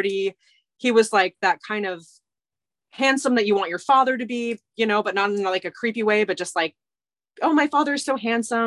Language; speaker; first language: English; native; English